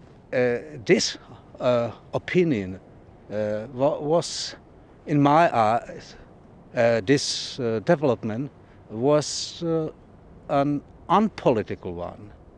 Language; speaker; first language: English; non-native, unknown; Czech